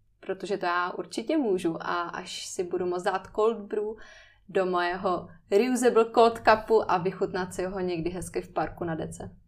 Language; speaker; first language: Czech; native; Czech